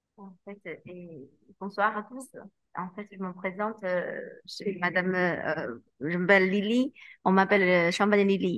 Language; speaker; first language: French; non-native, learner; Chinese